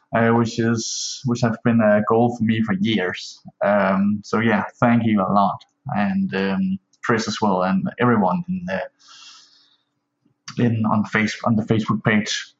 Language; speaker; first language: English; non-native, fluent; Danish